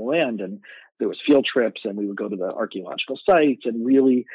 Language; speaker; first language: English; native; English